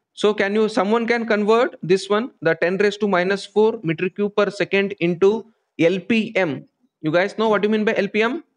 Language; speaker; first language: English; non-native, local second language; Kannada